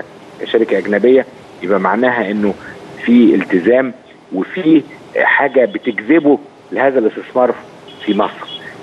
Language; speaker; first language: Arabic; native; Arabic